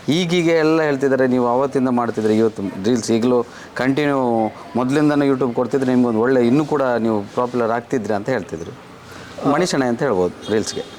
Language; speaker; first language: Kannada; non-native, local second language; Tulu